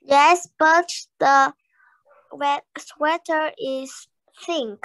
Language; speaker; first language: English; non-native, learner; Vietnamese